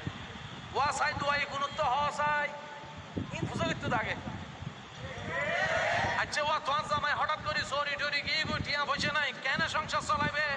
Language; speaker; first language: Bangla; non-native, local second language; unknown